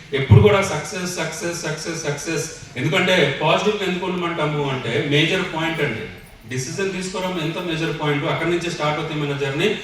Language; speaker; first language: Telugu; non-native, fluent; Hindi